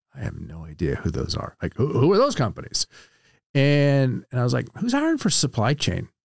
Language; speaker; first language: English; native; English